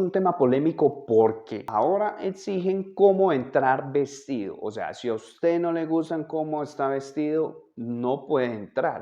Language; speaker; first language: Spanish; native; Spanish